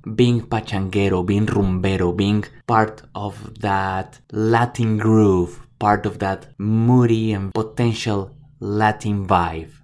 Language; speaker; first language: English; non-native, fluent; Spanish